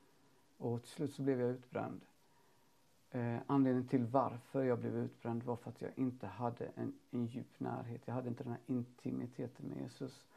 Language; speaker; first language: Swedish; native; Swedish